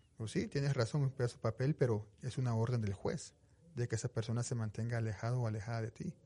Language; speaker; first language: Spanish; native; Spanish